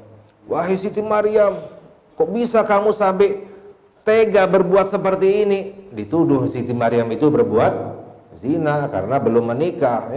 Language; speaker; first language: Indonesian; native; Indonesian